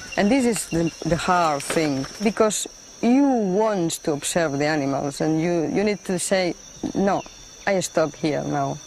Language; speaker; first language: English; non-native, fluent; Spanish